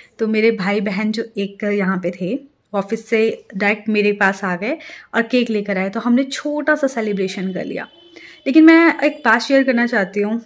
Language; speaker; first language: Hindi; native; Hindi